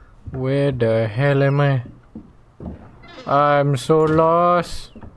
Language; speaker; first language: English; non-native, local second language; Malay